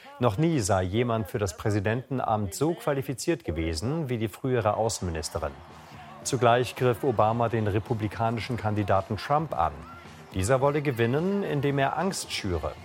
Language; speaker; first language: German; native; German